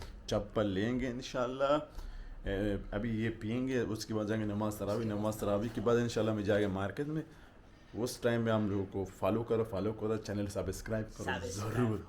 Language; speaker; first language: Hindi; non-native, local second language; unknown